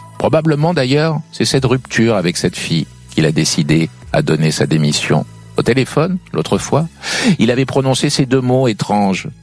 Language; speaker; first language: French; native; French